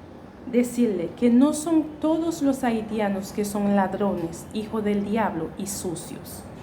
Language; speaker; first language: Spanish; non-native, fluent; Haitian Creole